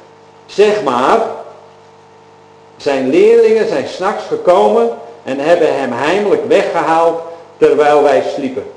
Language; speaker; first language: Dutch; native; Dutch